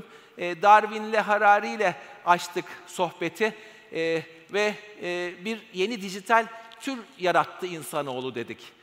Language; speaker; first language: Turkish; native; Turkish